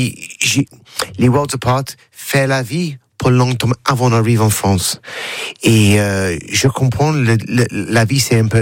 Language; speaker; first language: French; non-native, learner; English